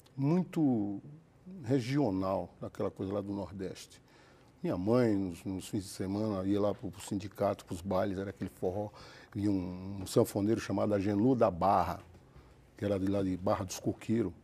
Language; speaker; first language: Portuguese; native; Portuguese